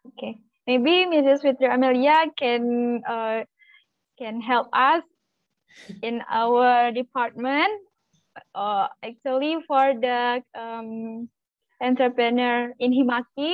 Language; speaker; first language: English; non-native, learner; Malay